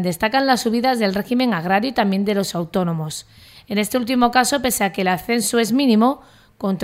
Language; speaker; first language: Spanish; native; Spanish